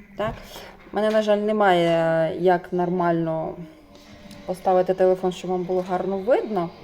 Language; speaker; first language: Ukrainian; non-native, local second language; Russian